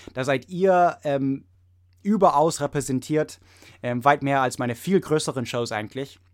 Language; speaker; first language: German; non-native, fluent; English